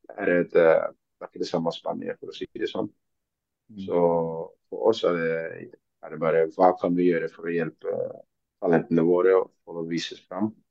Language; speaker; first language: Norwegian; early bilingual, other home language; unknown